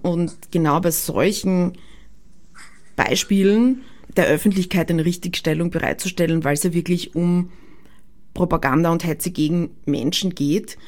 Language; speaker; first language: German; native; German